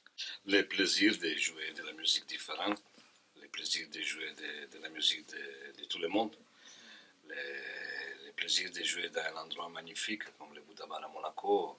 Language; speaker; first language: French; non-native, fluent; Italian